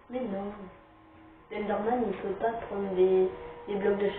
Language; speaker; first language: French; native; French